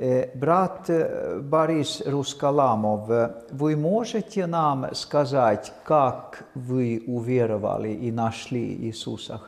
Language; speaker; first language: Russian; non-native, fluent; Swedish